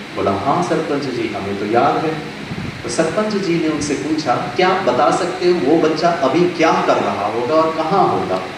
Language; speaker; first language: Hindi; non-native, local second language; Tamil